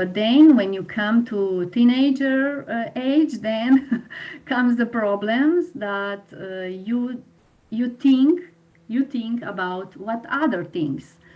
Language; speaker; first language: English; non-native, fluent; Slovenian